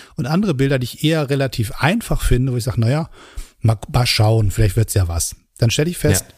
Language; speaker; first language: German; native; German